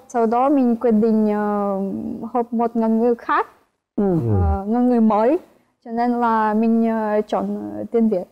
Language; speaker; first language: Vietnamese; non-native, fluent; Ukrainian